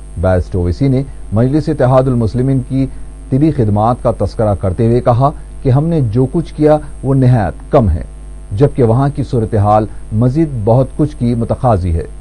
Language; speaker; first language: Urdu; native; Urdu